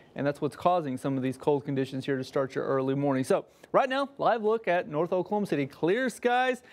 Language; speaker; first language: English; native; English